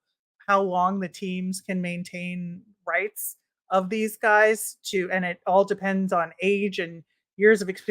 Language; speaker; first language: English; native; English